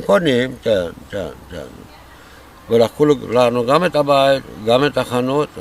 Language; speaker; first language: Hebrew; non-native, fluent; Romanian